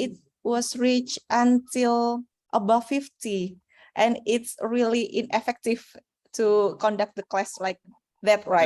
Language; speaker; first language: English; non-native, learner; Indonesian